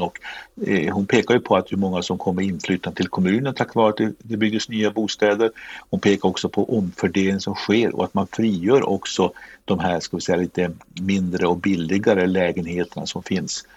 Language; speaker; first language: Swedish; native; Swedish